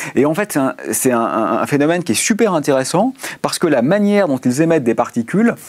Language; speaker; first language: French; native; French